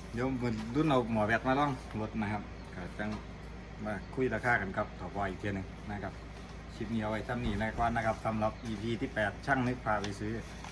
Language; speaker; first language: Thai; native; Thai